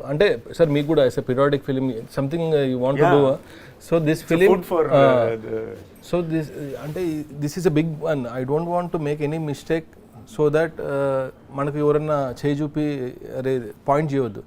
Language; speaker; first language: Telugu; native; Telugu